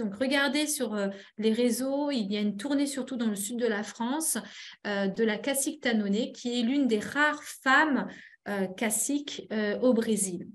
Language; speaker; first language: French; native; French